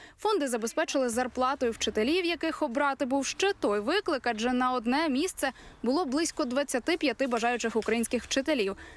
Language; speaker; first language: Ukrainian; native; Ukrainian